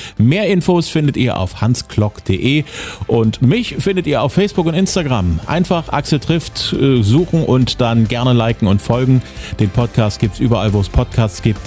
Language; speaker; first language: German; native; German